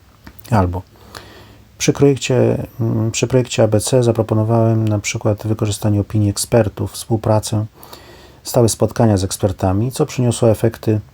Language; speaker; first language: Polish; native; Polish